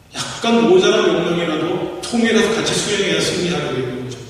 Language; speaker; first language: Korean; native; Korean